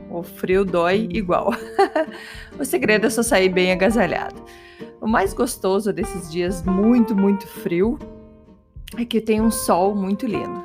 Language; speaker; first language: Portuguese; native; Portuguese